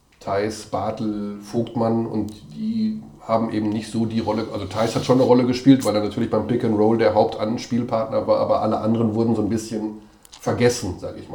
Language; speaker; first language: German; native; German